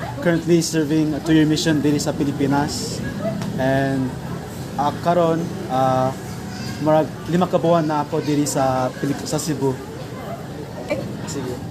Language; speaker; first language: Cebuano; non-native, learner; English